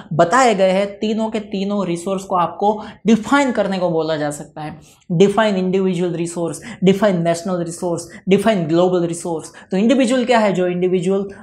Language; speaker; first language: Hindi; non-native, local second language; Gujarati